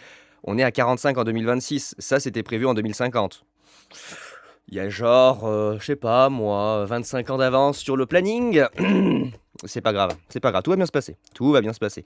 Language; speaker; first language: French; native; French